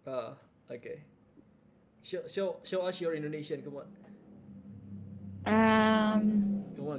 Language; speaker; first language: English; non-native, learner; Indonesian